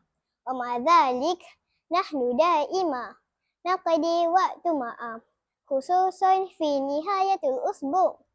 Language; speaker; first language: Arabic; non-native, learner; Malay